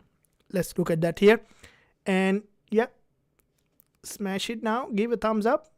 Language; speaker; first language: English; non-native, fluent; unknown